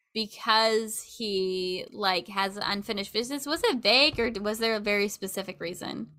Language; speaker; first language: English; native; English